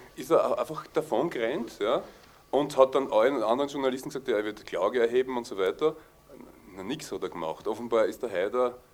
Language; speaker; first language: German; native; German